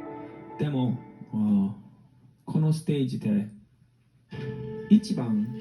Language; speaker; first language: Japanese; non-native, learner; Korean